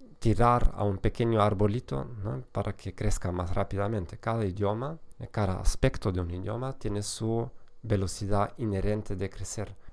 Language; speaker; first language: Spanish; non-native, fluent; German